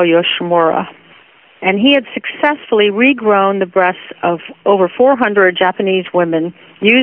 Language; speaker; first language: English; native; English